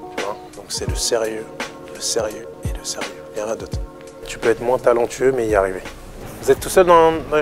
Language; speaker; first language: French; native; French